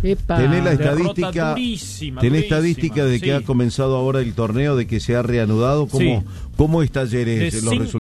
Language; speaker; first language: Spanish; native; Spanish